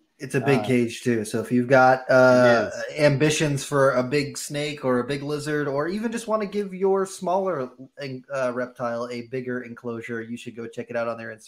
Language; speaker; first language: English; native; English